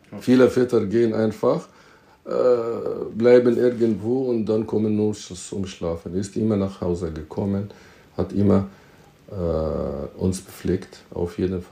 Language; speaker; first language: German; non-native, fluent; Arabic